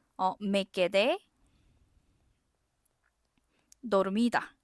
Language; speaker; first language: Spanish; non-native, fluent; Korean